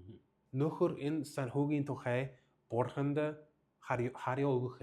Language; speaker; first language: Mongolian; non-native, learner; English